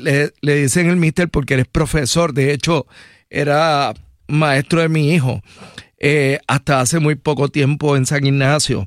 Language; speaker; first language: Spanish; native; Spanish